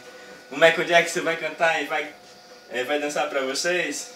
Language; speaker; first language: Portuguese; early bilingual, heritage; Portuguese